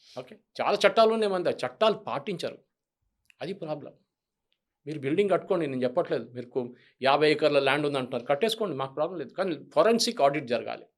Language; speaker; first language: Telugu; non-native, local second language; Malayalam